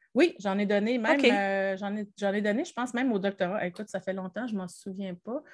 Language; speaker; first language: French; native; French